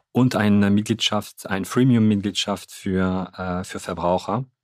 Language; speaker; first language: German; non-native, fluent; French